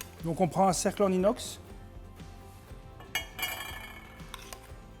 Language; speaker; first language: French; native; French